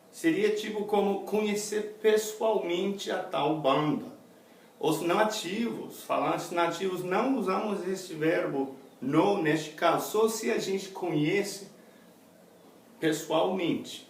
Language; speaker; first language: Portuguese; non-native, fluent; English